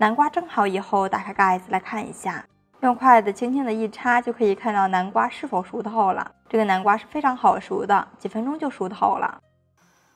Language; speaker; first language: Chinese; native; Chinese